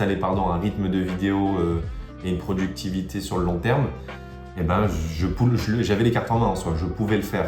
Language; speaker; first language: French; native; French